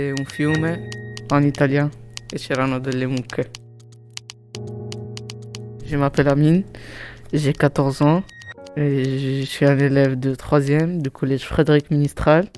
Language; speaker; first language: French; early bilingual, other home language; Italian